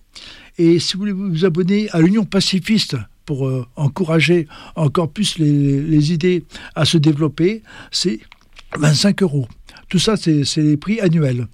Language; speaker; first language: French; native; French